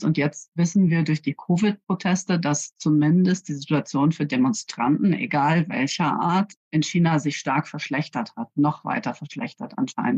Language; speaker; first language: German; native; German